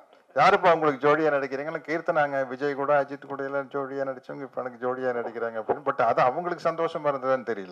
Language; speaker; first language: Tamil; native; Tamil